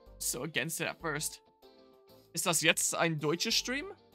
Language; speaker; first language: German; non-native, learner; English